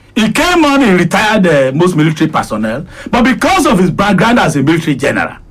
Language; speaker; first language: English; non-native, local second language; Yoruba